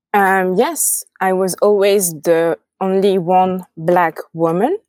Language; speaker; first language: English; non-native, fluent; French